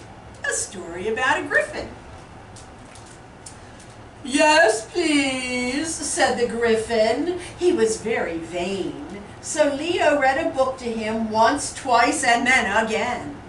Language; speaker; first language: English; native; English